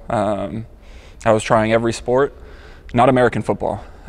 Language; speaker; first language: English; native; English